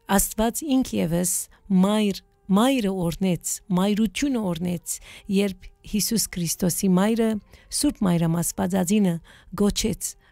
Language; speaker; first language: Armenian; native; Armenian